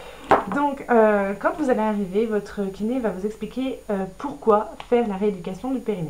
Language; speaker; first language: French; native; French